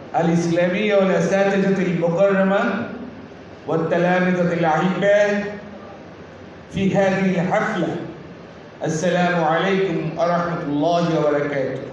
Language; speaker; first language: Arabic; non-native, learner; Bangla